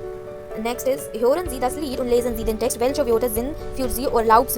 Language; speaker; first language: German; non-native, fluent; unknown